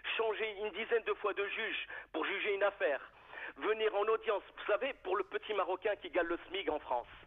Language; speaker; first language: French; native; French